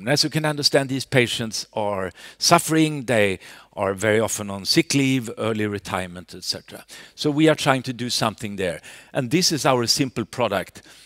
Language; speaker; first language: English; non-native, fluent; Swedish